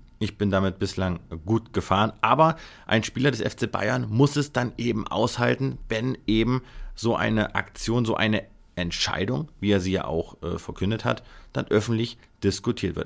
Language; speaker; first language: German; native; German